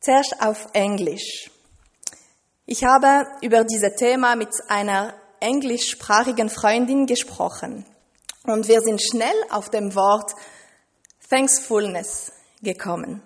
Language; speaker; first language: German; non-native, fluent; French